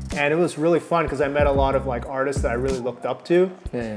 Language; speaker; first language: English; native; English